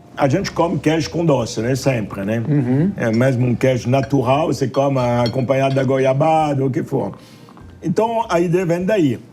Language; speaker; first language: Portuguese; non-native, fluent; French